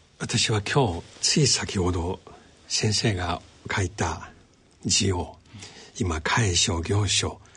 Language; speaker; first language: Japanese; non-native, fluent; Chinese